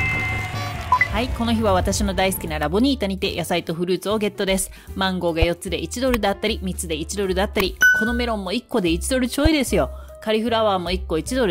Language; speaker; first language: Japanese; native; Japanese